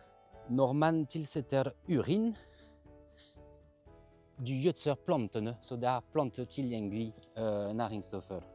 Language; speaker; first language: Norwegian; non-native, fluent; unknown